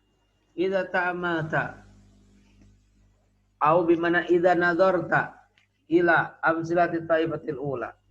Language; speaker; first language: Arabic; non-native, fluent; Indonesian